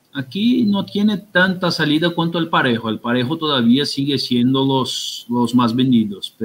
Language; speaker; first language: Spanish; non-native, fluent; Portuguese